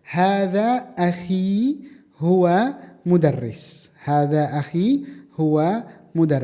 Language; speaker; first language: Arabic; non-native, fluent; Indonesian